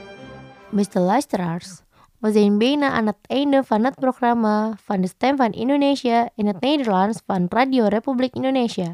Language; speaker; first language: Dutch; non-native, fluent; Indonesian